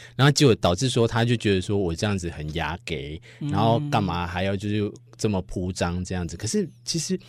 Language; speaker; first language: Chinese; native; Chinese